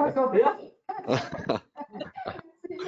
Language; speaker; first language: Spanish; non-native, fluent; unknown